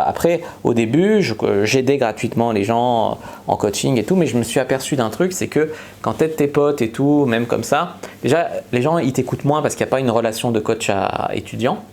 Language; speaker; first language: French; native; French